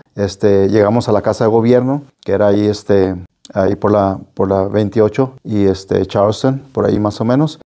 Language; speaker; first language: Spanish; native; Spanish